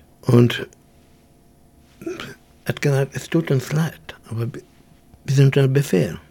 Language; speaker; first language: German; early bilingual, heritage; German